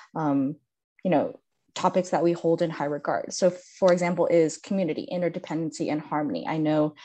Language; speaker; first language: English; native; English